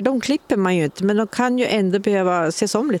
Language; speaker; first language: Swedish; native; Swedish